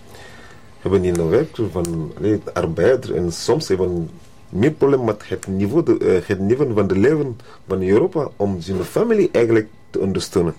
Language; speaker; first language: Dutch; non-native, learner; French